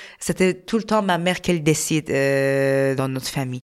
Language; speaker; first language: French; non-native, learner; Persian